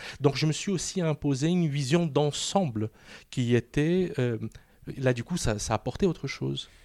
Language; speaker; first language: French; non-native, fluent; Portuguese